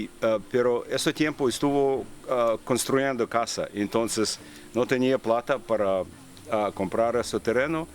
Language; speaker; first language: Spanish; non-native, learner; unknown